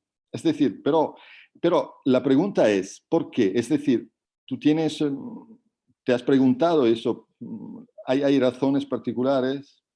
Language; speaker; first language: Spanish; non-native, fluent; Italian